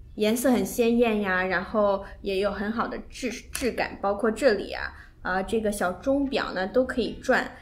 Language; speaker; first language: Chinese; native; Chinese